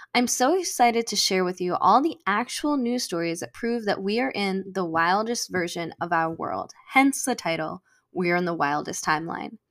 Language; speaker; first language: English; native; English